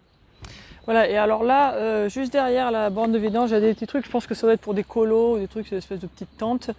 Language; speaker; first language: French; native; French